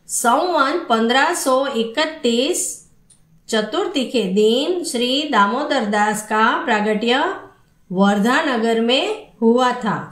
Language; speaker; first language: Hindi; non-native, local second language; Gujarati